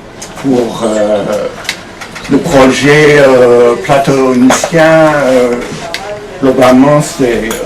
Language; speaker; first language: French; non-native, fluent; English